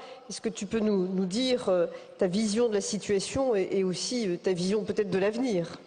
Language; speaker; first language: French; native; French